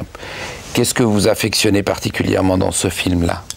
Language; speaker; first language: French; native; French